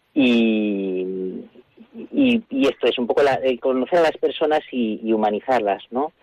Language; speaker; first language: Spanish; native; Spanish